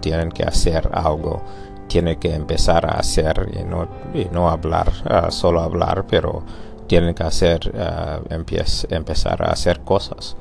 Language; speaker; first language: Spanish; non-native, learner; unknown